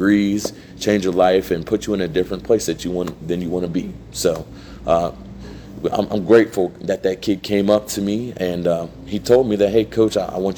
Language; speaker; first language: English; native; English